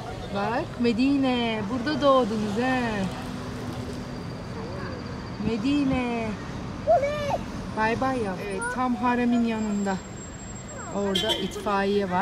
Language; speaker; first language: Turkish; native; Turkish